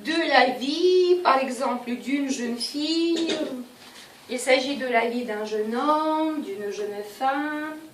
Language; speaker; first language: French; non-native, fluent; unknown